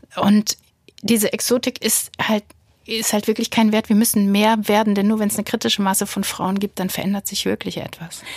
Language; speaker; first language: German; native; German